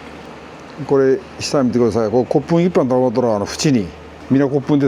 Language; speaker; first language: Japanese; native; Japanese